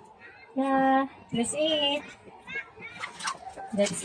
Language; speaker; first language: English; non-native, local second language; Filipino